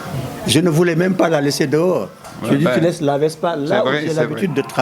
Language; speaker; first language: French; non-native, local second language; Wolof